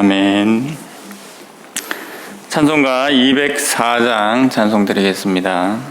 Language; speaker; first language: Korean; native; Korean